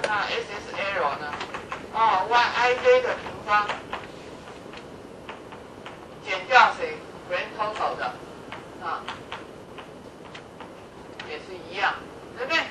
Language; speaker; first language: Chinese; native; Chinese